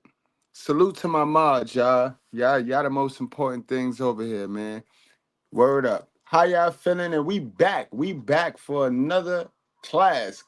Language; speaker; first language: English; native; English